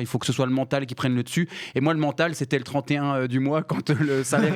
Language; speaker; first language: French; native; French